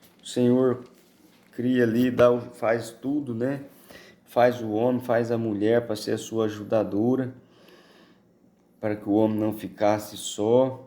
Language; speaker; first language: Portuguese; native; Portuguese